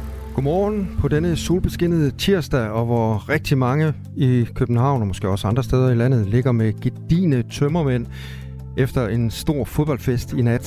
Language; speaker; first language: Danish; native; Danish